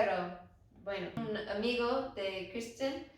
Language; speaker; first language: Spanish; non-native, learner; English